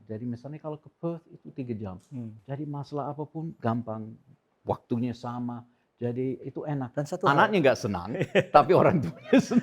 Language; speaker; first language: Indonesian; non-native, fluent; English